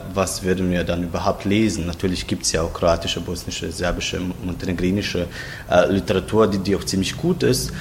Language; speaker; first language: German; non-native, fluent; Croatian